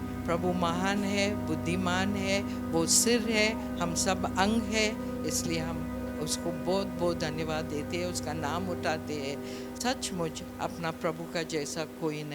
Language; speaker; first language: Hindi; non-native, local second language; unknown